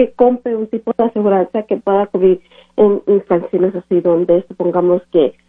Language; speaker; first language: Spanish; early bilingual, other home language; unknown